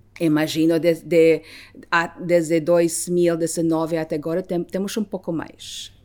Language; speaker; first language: Portuguese; non-native, learner; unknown